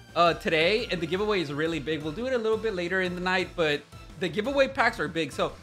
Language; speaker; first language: English; non-native, fluent; Spanish